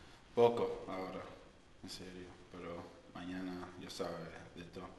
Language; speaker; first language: Spanish; non-native, learner; English